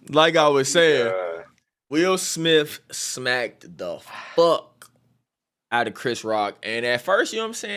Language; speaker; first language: English; native; English